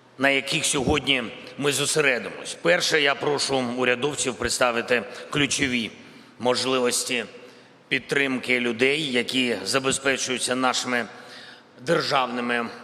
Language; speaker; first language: Ukrainian; non-native, local second language; Russian